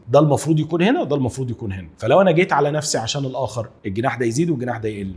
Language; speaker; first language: Arabic; native; Arabic